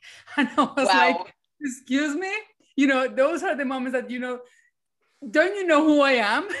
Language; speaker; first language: English; non-native, fluent; Spanish